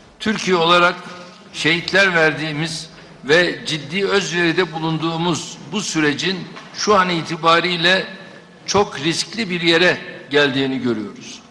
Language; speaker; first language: Turkish; native; Turkish